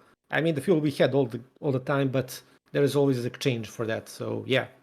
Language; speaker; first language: English; non-native, fluent; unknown